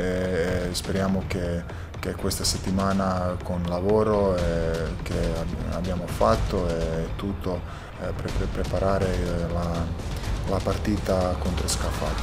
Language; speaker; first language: Italian; non-native, learner; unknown